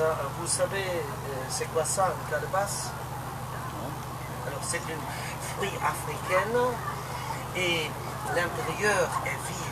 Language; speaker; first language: French; non-native, local second language; Luxembourgish